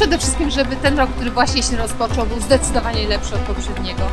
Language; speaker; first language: Polish; native; Polish